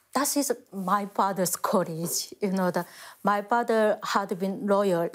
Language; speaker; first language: English; non-native, fluent; Korean